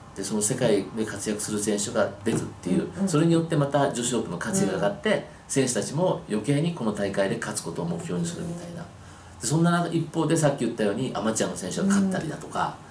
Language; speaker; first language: Japanese; native; Japanese